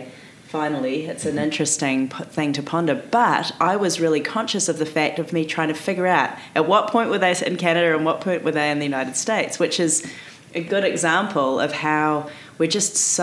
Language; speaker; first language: English; native; English